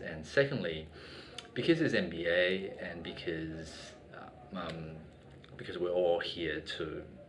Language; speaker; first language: English; native; English